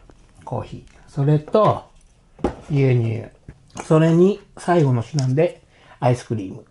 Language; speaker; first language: Japanese; native; Japanese